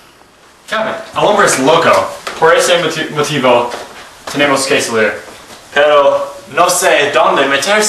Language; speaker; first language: Spanish; non-native, learner; English